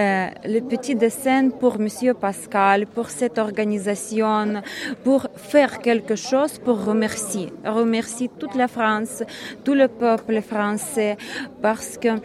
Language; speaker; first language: French; non-native, learner; Ukrainian